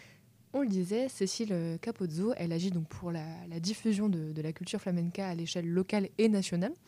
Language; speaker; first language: French; native; French